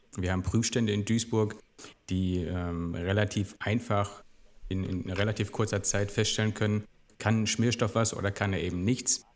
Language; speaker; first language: German; native; German